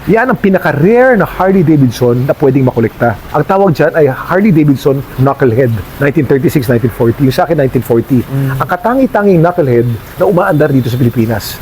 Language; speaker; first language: Filipino; native; Filipino